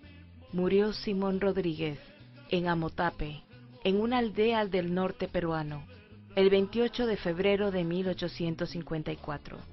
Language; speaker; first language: Spanish; native; Spanish